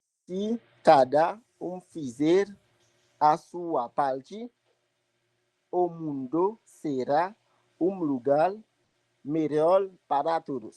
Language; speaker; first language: Portuguese; non-native, learner; Haitian Creole